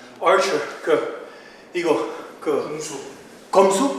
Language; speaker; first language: Korean; early bilingual, heritage; Korean